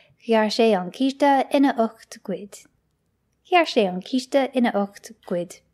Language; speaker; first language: Irish; non-native, local second language; English